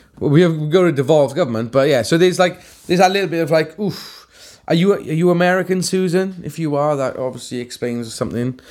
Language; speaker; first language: English; native; English